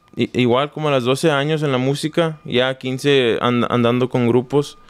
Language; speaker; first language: Spanish; native; Spanish